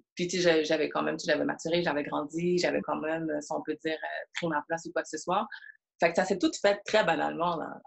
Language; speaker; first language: French; early bilingual, other home language; Haitian Creole